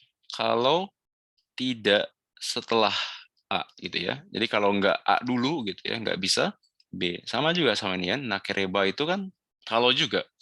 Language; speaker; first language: Indonesian; native; Indonesian